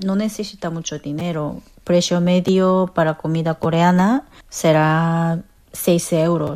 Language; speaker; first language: Spanish; non-native, fluent; Korean